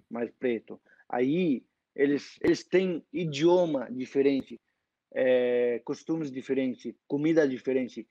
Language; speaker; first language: Portuguese; non-native, fluent; Arabic